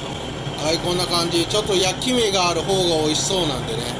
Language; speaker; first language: Japanese; native; Japanese